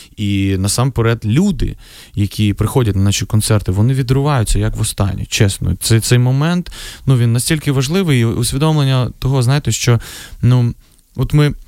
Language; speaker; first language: Ukrainian; non-native, local second language; Russian